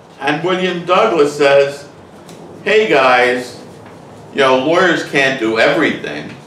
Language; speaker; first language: English; native; English